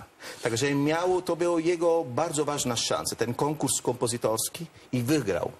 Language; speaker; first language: Polish; non-native, learner; Italian